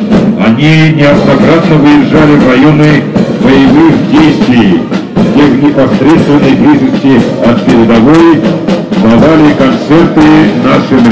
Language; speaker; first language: Russian; native; Russian